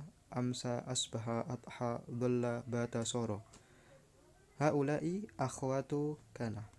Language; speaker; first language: Arabic; non-native, learner; Indonesian